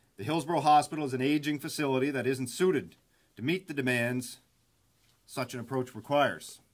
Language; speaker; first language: English; native; English